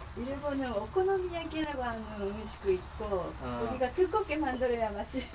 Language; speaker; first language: Korean; non-native, fluent; Japanese